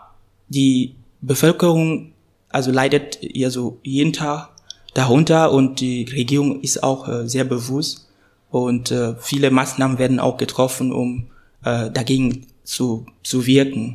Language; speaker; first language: German; non-native, fluent; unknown